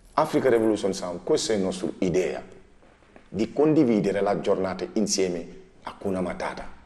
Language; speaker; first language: Italian; non-native, learner; Wolof